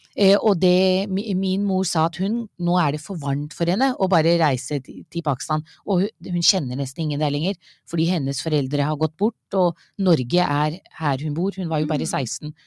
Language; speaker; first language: Norwegian; early bilingual, other home language; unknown